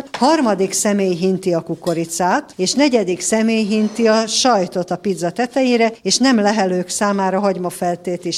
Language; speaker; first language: Hungarian; native; Hungarian